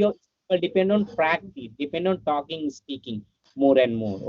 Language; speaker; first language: English; non-native, learner; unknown